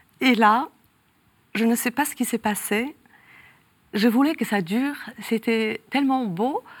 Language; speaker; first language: French; non-native, fluent; Polish